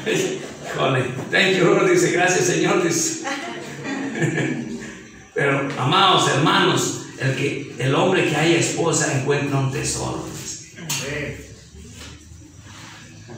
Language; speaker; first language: Spanish; native; Spanish